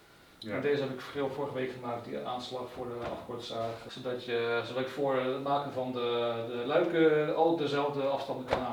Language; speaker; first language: Dutch; native; Dutch